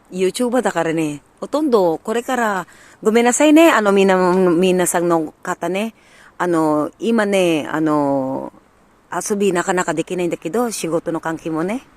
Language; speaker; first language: Japanese; non-native, learner; Filipino